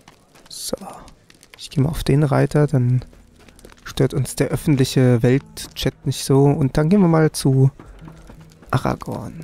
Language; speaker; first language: German; native; German